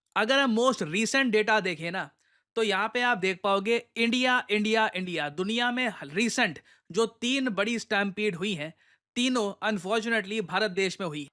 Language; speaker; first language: Hindi; native; Hindi